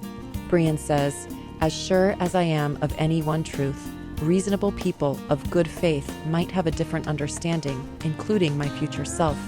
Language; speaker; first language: English; native; English